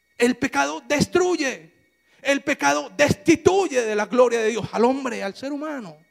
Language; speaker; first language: Spanish; native; Spanish